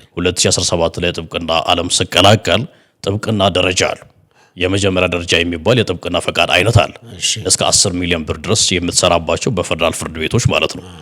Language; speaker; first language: Amharic; non-native, local second language; Wolaytta